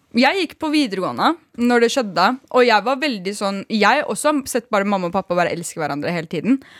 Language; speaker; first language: Norwegian; early bilingual, other home language; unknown